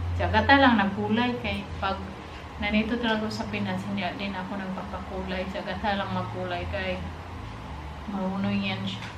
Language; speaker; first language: Filipino; non-native, local second language; Cebuano